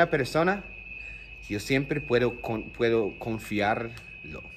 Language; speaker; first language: Spanish; non-native, fluent; English